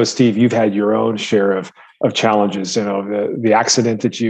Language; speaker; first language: English; native; English